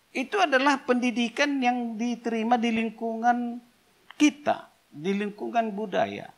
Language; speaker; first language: Indonesian; non-native, local second language; Batak Toba